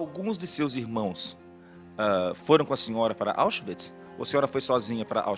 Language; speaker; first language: Portuguese; native; Portuguese